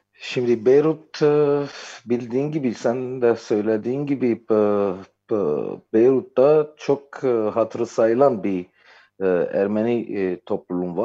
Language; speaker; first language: Turkish; non-native, fluent; Armenian